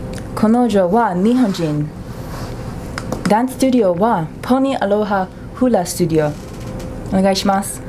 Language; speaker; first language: Japanese; non-native, learner; English